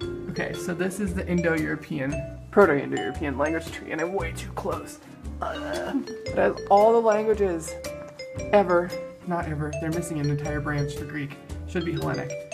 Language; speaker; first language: English; native; English